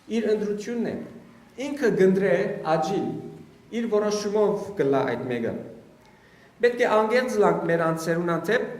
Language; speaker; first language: Armenian; early bilingual, heritage; Armenian